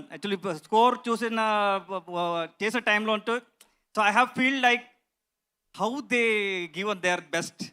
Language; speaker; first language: Telugu; non-native, learner; Kannada